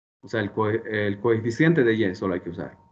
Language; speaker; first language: Spanish; native; Spanish